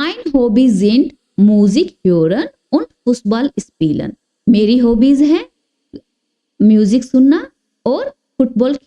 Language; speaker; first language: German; non-native, fluent; Hindi